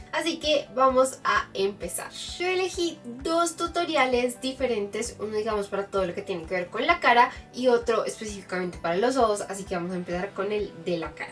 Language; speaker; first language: Spanish; native; Spanish